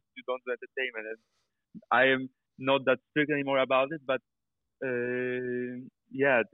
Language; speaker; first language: English; non-native, fluent; Polish